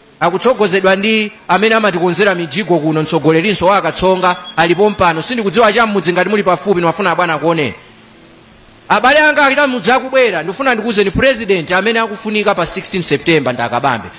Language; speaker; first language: Nyanja; native; Nyanja